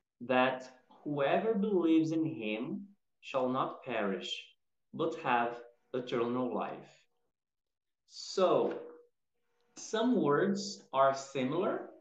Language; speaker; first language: English; non-native, fluent; Portuguese